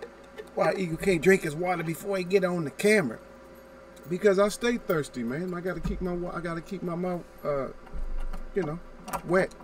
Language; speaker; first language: English; native; English